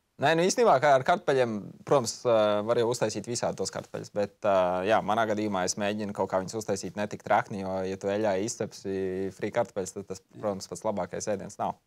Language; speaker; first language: Latvian; native; Latvian